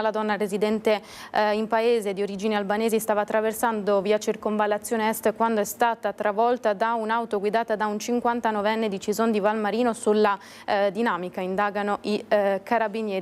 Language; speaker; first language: Italian; native; Italian